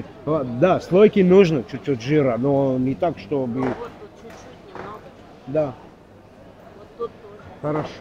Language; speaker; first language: Russian; non-native, fluent; Armenian